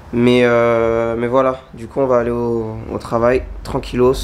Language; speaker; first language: French; native; French